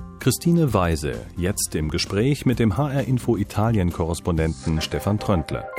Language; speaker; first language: German; native; German